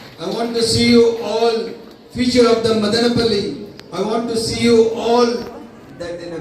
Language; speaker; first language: English; non-native, local second language; Telugu